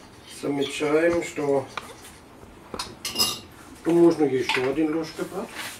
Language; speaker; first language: Russian; non-native, learner; German